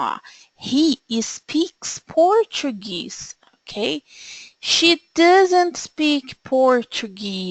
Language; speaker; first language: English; non-native, fluent; Portuguese